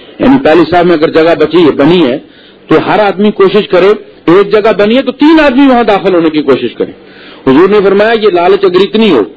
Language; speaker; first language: Urdu; non-native, local second language; Punjabi